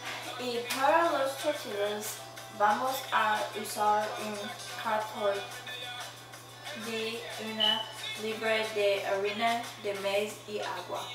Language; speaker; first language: Spanish; non-native, learner; English